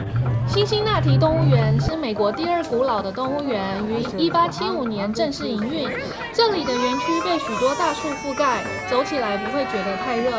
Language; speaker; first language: Chinese; native; Chinese